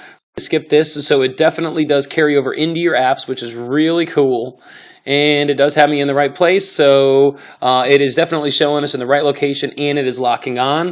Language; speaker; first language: English; native; English